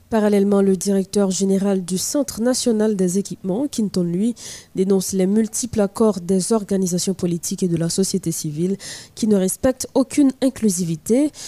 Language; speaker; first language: French; non-native, local second language; Haitian Creole